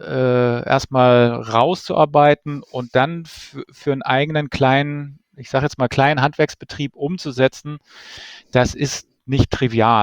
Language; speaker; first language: German; native; German